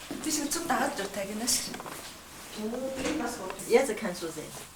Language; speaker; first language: German; non-native, learner; Mongolian